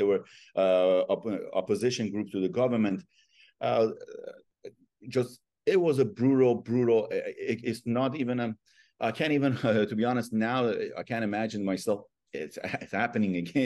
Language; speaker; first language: English; non-native, fluent; Persian